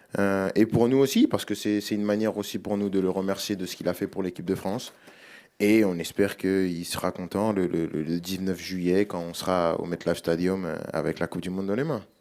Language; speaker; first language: French; native; French